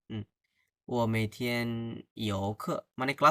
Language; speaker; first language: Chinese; non-native, fluent; Bangla